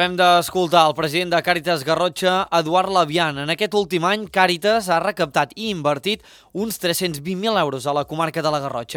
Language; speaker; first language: Catalan; native; Catalan